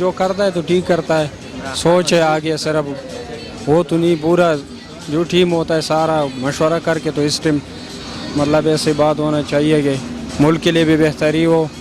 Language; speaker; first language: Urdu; non-native, local second language; Pashto